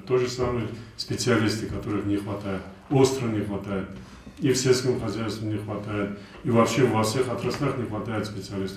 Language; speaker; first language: Russian; non-native, local second language; Avaric